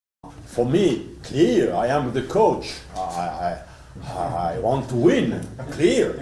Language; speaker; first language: English; non-native, learner; French